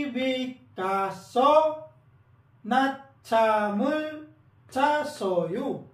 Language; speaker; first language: Korean; non-native, learner; Filipino